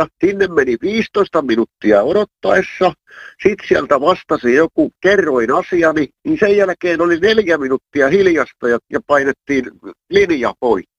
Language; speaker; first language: Finnish; native; Finnish